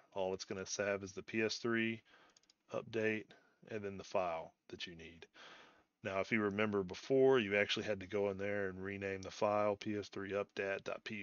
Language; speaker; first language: English; native; English